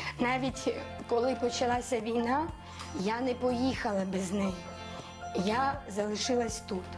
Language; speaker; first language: Ukrainian; non-native, local second language; Russian